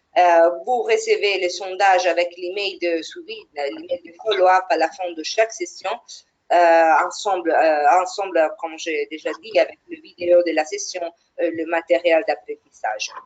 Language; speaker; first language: French; non-native, fluent; Italian